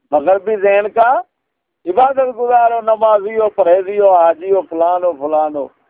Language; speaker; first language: Urdu; non-native, local second language; Punjabi